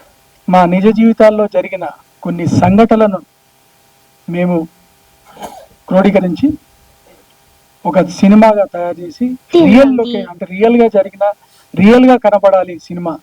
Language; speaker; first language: Telugu; native; Telugu